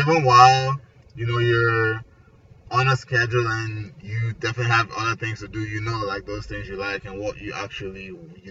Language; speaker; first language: English; non-native, local second language; Igbo